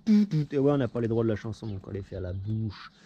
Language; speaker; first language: French; native; French